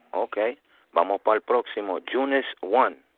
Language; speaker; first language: Spanish; early bilingual, heritage; Spanish